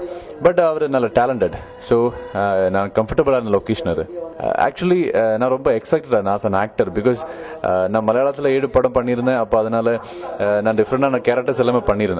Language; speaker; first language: Tamil; non-native, learner; Malayalam